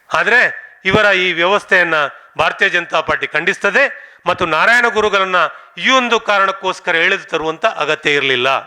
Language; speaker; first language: Kannada; non-native, local second language; Tulu